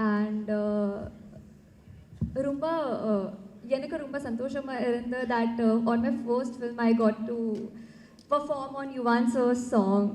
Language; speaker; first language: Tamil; non-native, learner; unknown